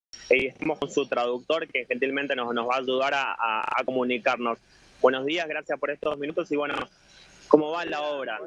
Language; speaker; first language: Spanish; native; Spanish